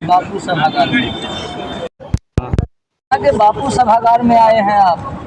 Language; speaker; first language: Hindi; native; Hindi